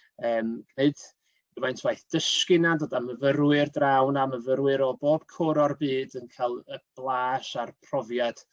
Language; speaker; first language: Welsh; native; Welsh